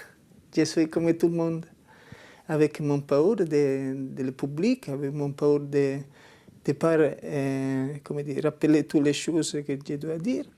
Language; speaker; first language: French; non-native, learner; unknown